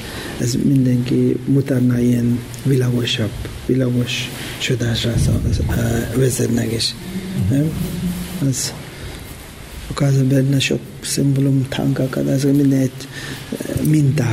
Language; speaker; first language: Hungarian; non-native, learner; Tibetan